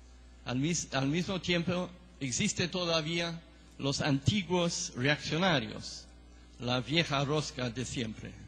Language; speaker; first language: Spanish; non-native, fluent; English